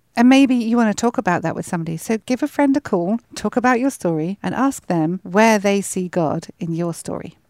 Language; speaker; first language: English; native; English